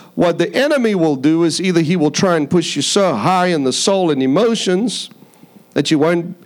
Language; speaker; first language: English; native; English